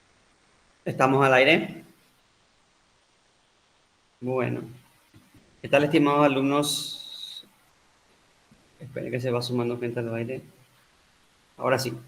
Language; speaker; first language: Spanish; native; Spanish